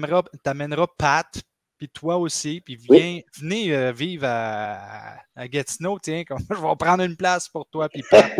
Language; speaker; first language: French; native; French